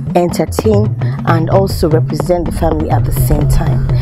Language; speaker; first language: English; non-native, local second language; Yoruba